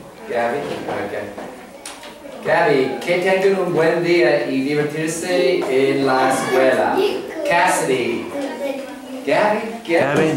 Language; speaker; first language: Spanish; non-native, learner; English